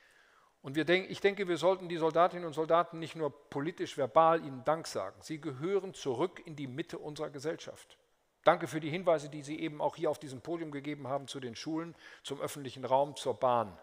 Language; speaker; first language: German; native; German